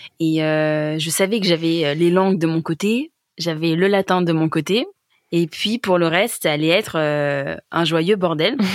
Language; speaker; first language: French; native; French